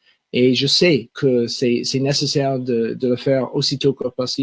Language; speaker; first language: French; non-native, local second language; English